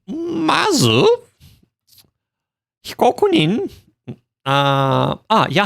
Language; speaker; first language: Japanese; non-native, learner; English